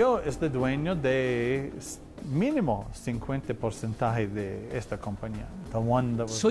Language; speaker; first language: Spanish; non-native, learner; English